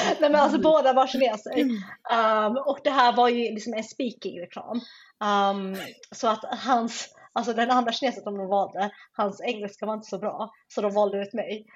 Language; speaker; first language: Swedish; early bilingual, other home language; Chinese